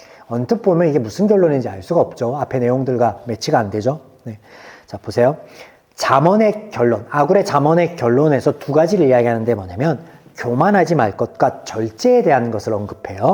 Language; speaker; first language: Korean; native; Korean